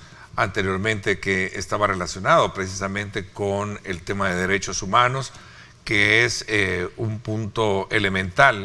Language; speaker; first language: Spanish; native; Spanish